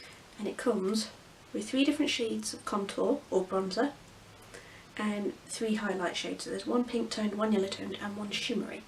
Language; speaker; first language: English; native; English